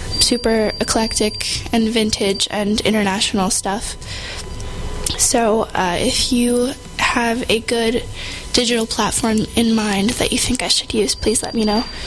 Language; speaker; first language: English; native; English